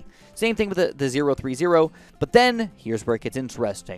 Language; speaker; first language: English; native; English